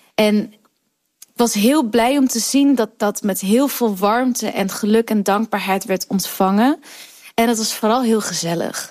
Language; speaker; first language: Dutch; early bilingual, other home language; Kurdish